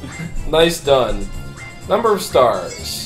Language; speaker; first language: English; native; English